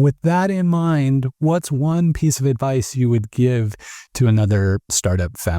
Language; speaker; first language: English; native; English